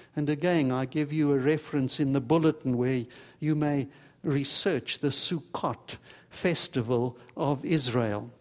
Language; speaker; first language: English; native; English